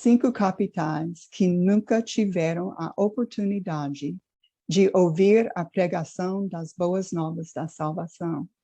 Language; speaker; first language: Portuguese; non-native, fluent; English